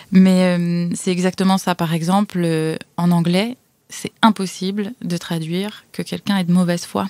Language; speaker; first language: French; native; French